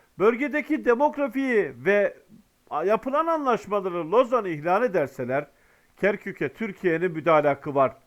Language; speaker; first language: Turkish; native; Turkish